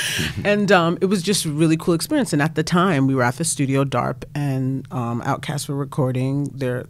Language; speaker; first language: English; native; English